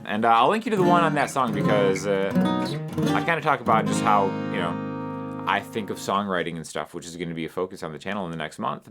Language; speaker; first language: English; native; English